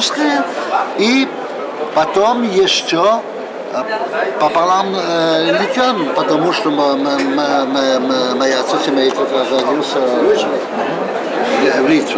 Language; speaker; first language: Russian; early bilingual, heritage; Russian